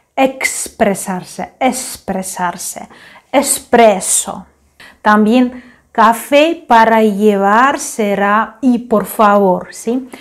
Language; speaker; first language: Spanish; non-native, fluent; Ukrainian